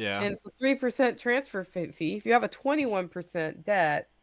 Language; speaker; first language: English; native; English